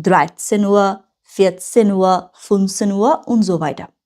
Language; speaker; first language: German; non-native, fluent; Bangla